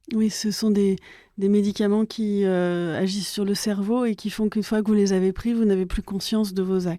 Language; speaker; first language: French; native; French